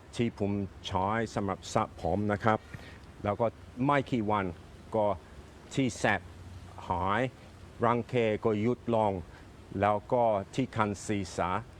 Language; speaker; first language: Thai; non-native, fluent; English